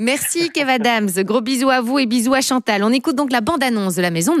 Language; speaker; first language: French; native; French